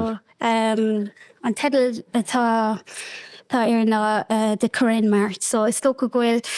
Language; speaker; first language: Irish; non-native, local second language; English